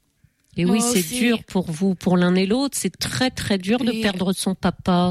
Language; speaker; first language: French; native; French